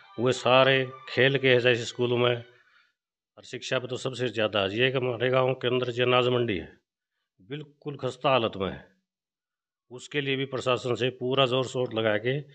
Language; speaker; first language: Hindi; native; Hindi